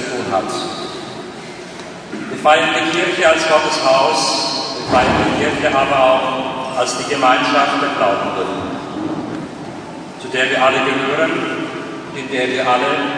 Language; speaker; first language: German; native; German